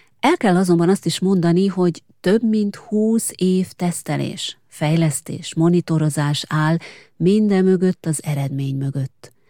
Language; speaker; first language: Hungarian; native; Hungarian